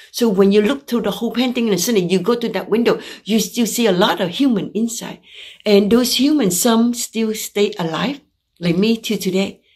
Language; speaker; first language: English; non-native, fluent; Vietnamese